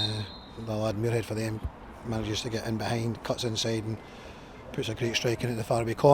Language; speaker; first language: English; native; English